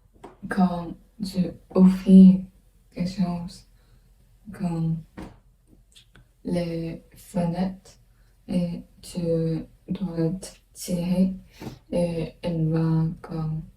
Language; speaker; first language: French; non-native, learner; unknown